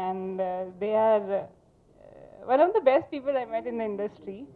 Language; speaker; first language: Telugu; non-native, fluent; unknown